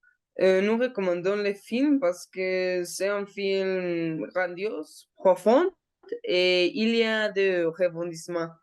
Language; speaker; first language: French; non-native, learner; Spanish